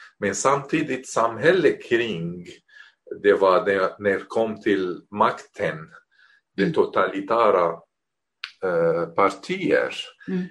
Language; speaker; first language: Swedish; non-native, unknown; Arabic